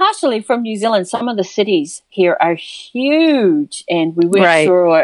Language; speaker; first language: English; native; English